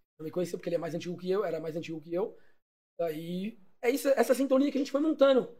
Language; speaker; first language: Portuguese; native; Portuguese